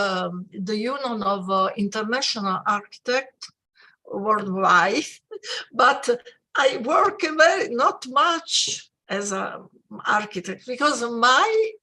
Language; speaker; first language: English; non-native, fluent; Italian